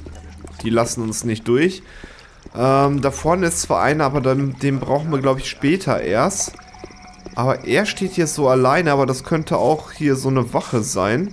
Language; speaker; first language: German; native; German